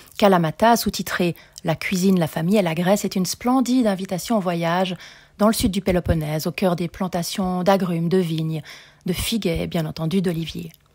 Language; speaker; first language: French; native; French